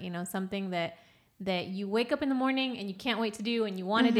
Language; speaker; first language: English; early bilingual, other home language; Spanish